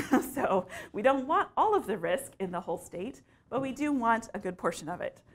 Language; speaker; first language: English; native; English